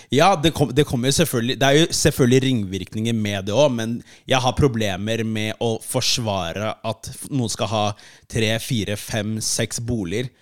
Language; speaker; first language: Norwegian; early bilingual, other home language; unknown